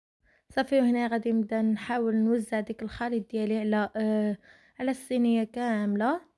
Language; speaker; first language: Arabic; native; Arabic